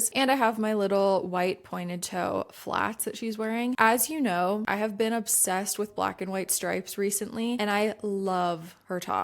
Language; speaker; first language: English; native; English